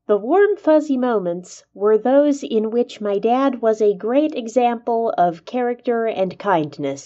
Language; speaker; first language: English; native; English